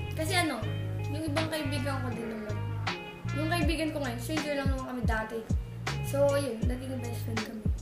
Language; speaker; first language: Filipino; native; Filipino